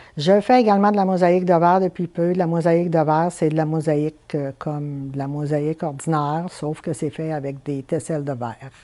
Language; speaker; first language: French; native; French